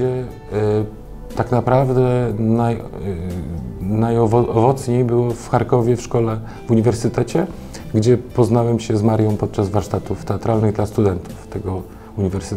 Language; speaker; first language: Ukrainian; non-native, learner; Polish